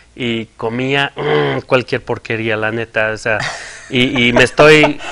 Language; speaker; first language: Spanish; non-native, fluent; French